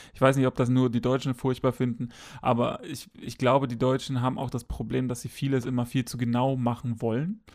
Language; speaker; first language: German; native; German